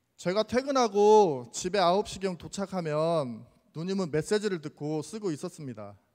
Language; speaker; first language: Korean; native; Korean